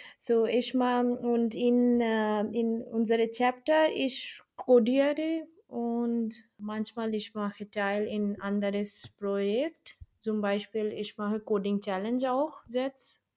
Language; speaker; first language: German; non-native, learner; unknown